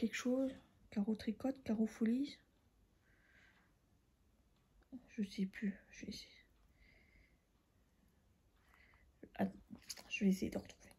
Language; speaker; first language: French; native; French